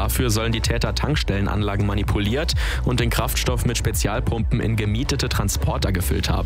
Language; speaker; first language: German; native; German